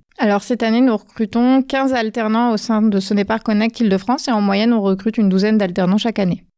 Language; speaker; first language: French; native; French